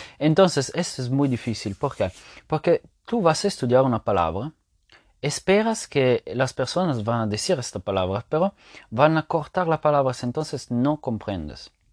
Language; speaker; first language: Spanish; non-native, fluent; French